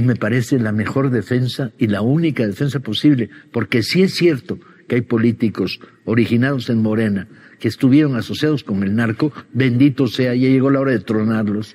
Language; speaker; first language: Spanish; native; Spanish